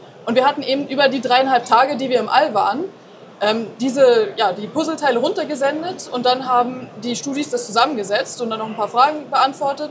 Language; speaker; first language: German; native; German